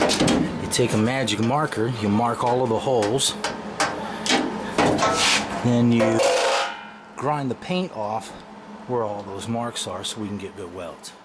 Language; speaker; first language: English; native; English